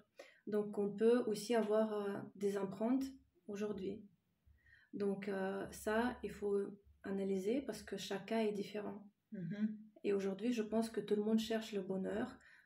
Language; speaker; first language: French; non-native, fluent; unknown